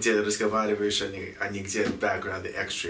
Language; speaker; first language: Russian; early bilingual, heritage; Russian